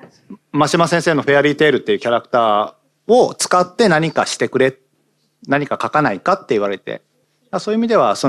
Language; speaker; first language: Japanese; native; Japanese